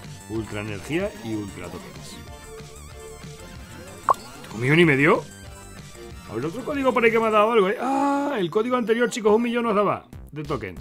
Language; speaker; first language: Spanish; native; Spanish